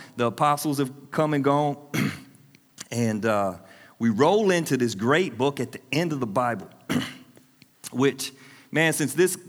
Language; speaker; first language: English; native; English